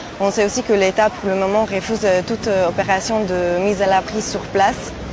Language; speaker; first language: French; native; French